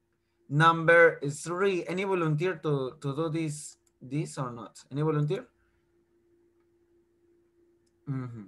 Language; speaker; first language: English; non-native, fluent; Spanish